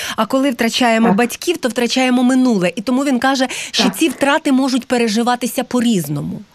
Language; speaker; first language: Ukrainian; native; Ukrainian